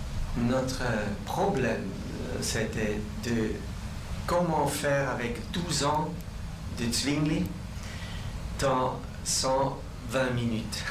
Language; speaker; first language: French; non-native, local second language; German